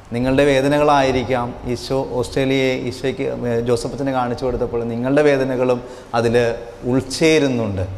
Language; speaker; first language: Malayalam; native; Malayalam